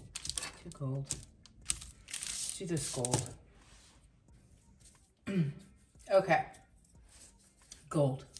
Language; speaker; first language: English; native; English